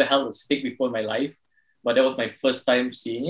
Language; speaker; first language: English; non-native, local second language; Malay